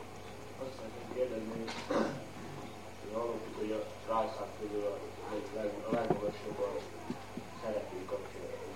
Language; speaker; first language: Hungarian; native; Hungarian